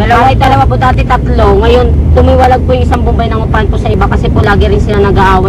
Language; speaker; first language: Filipino; native; Filipino